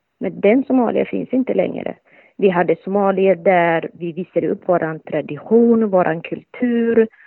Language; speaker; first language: Swedish; non-native, fluent; Somali